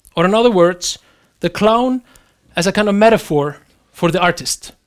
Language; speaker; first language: English; non-native, fluent; Icelandic